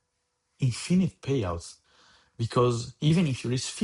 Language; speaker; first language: English; non-native, fluent; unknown